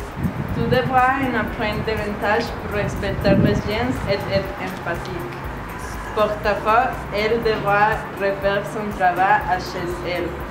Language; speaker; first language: French; non-native, learner; Spanish